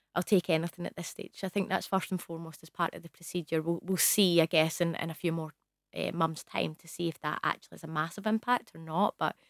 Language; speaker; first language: English; native; English